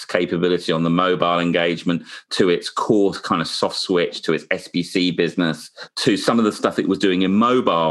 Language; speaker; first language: English; native; English